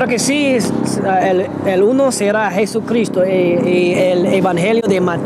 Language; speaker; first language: Spanish; non-native, fluent; English